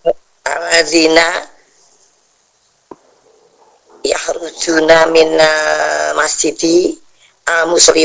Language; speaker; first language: Arabic; non-native, learner; Indonesian